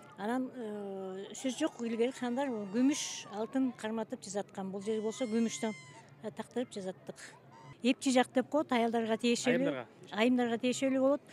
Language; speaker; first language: Kyrgyz; native; Kyrgyz